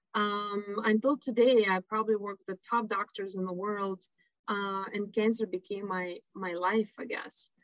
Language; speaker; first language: English; non-native, fluent; Lithuanian